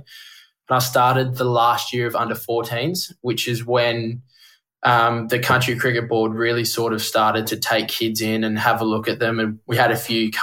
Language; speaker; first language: English; native; English